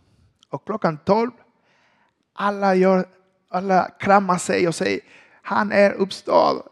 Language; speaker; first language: Swedish; non-native, learner; Spanish